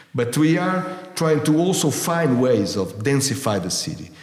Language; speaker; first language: English; non-native, fluent; Portuguese